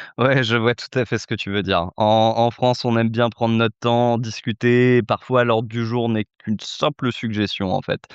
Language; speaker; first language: French; native; French